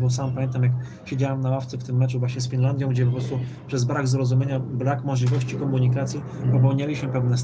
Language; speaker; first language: Polish; native; Polish